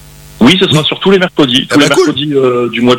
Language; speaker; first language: French; native; French